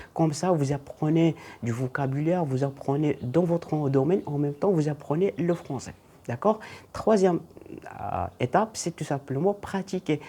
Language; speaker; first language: French; non-native, local second language; Arabic